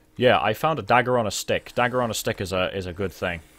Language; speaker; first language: English; native; English